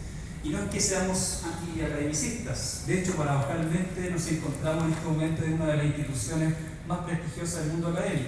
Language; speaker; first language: Spanish; native; Spanish